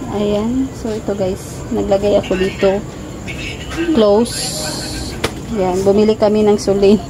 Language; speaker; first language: Filipino; non-native, local second language; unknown